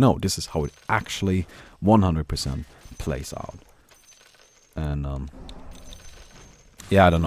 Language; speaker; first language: English; non-native, fluent; German